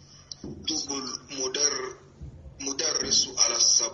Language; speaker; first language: Arabic; non-native, learner; French